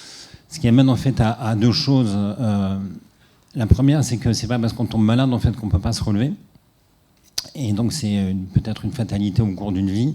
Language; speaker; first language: French; native; French